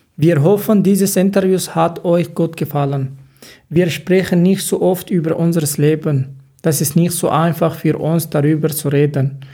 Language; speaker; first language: German; non-native, learner; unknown